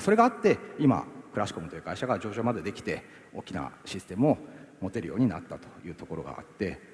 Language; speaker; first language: Japanese; native; Japanese